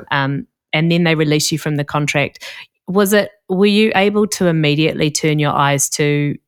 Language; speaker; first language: English; native; English